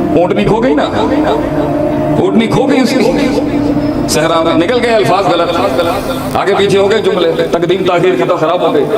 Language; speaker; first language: Urdu; non-native, local second language; Punjabi